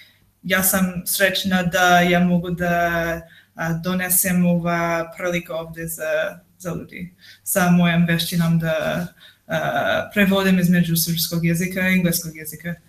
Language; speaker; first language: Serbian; non-native, learner; English